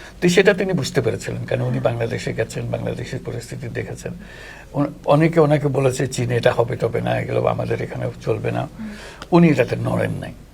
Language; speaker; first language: Bangla; native; Bangla